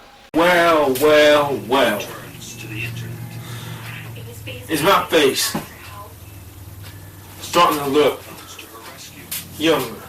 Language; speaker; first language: English; native; English